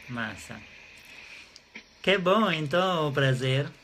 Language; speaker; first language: Portuguese; non-native, fluent; Hebrew